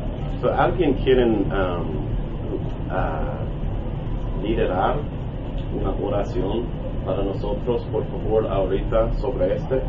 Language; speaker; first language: Spanish; non-native, learner; English